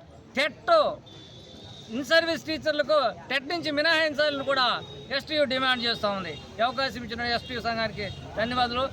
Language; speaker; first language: Telugu; native; Telugu